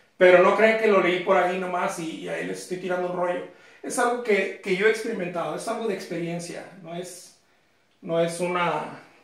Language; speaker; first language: Spanish; native; Spanish